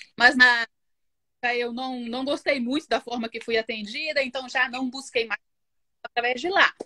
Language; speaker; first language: Portuguese; native; Portuguese